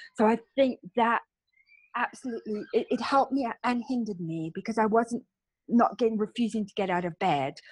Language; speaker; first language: English; native; English